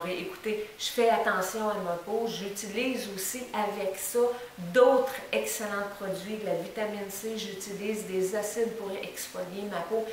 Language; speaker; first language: French; native; French